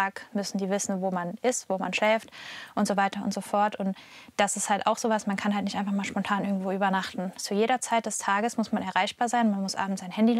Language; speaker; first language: German; native; German